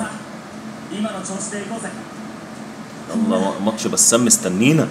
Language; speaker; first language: Arabic; native; Arabic